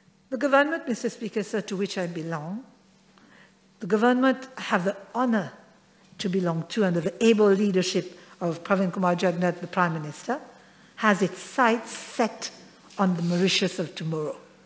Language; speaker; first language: English; non-native, local second language; Morisyen